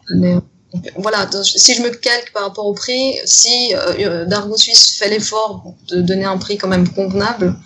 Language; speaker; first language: French; native; French